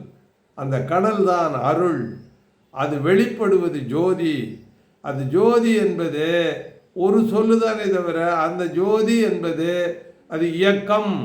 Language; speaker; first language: Tamil; native; Tamil